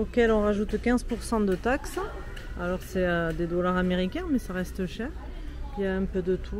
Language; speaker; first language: French; native; French